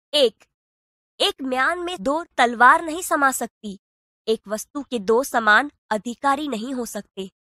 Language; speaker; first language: Hindi; non-native, local second language; Gujarati